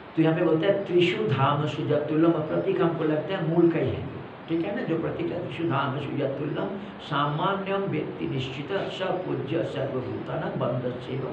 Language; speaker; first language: Hindi; non-native, local second language; Malayalam